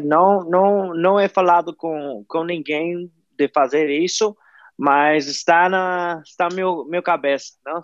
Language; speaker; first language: Portuguese; non-native, fluent; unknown